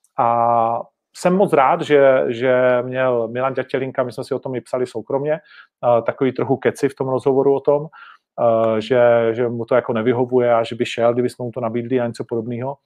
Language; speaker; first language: Czech; native; Czech